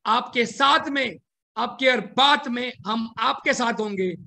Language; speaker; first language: Hindi; non-native, local second language; Marathi